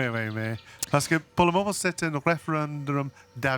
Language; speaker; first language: French; non-native, learner; English